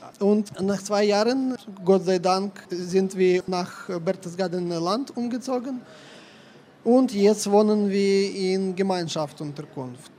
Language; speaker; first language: German; non-native, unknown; Ukrainian